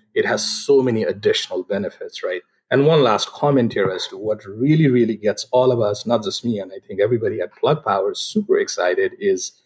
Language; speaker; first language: English; non-native, local second language; Nepali